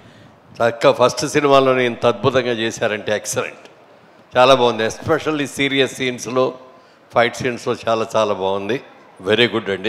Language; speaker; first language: Telugu; native; Telugu